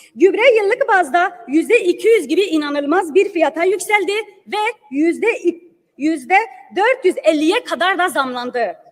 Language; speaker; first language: Turkish; non-native, local second language; Kurdish